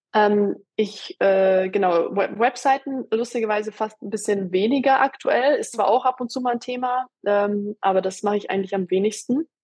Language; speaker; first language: German; early bilingual, other home language; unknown